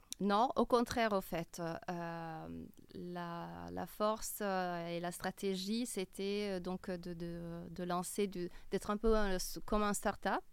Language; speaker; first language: French; non-native, fluent; Italian